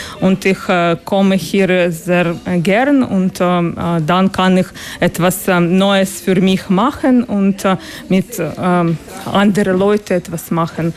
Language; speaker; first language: German; non-native, learner; Ukrainian